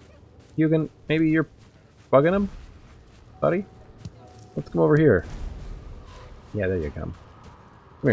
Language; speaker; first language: English; native; English